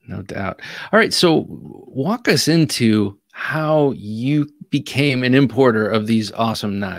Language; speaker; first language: English; native; English